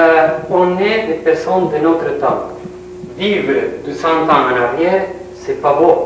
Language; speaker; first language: French; non-native, learner; Spanish